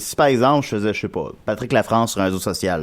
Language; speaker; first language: French; native; French